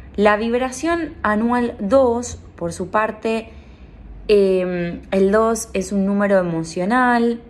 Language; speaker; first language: Spanish; native; Spanish